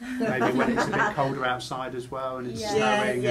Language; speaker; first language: English; native; English